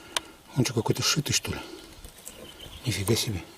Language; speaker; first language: Russian; native; Russian